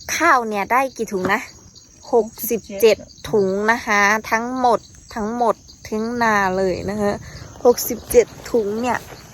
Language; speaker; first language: Thai; non-native, local second language; Shan